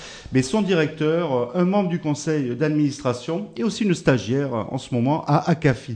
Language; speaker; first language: French; native; French